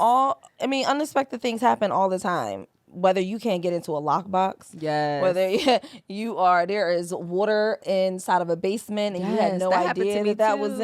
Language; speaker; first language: English; native; English